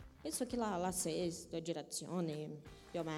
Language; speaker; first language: Italian; non-native, learner; Portuguese